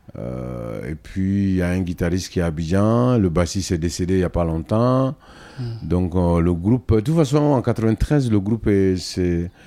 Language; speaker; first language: French; non-native, local second language; Dyula